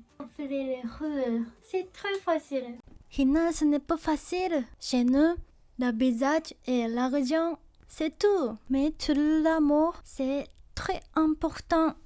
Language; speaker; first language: French; non-native, learner; Japanese